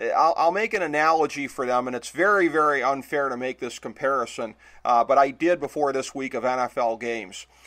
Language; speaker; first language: English; native; English